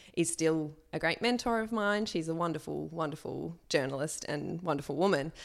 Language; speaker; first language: English; native; English